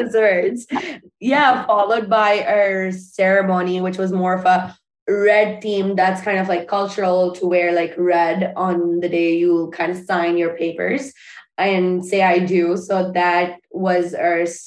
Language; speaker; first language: English; non-native, local second language; Urdu